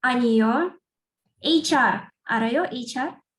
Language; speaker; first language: Korean; non-native, learner; Russian